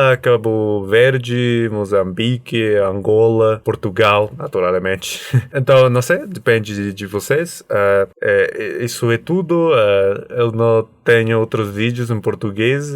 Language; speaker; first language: Portuguese; non-native, learner; Spanish